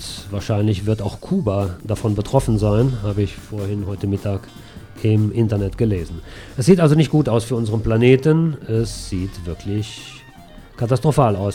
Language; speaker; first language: German; native; German